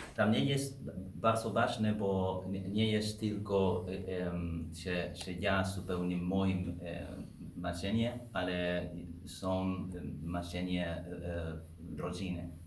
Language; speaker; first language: Polish; non-native, learner; Spanish